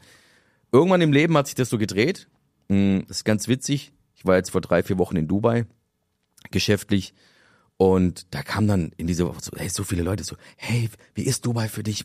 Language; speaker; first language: German; native; German